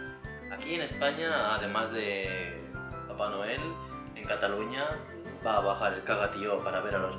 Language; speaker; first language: Spanish; native; Spanish